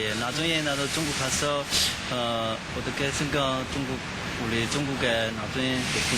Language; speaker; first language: Korean; non-native, learner; Chinese